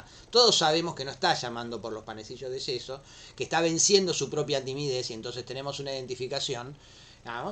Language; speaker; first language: Spanish; native; Spanish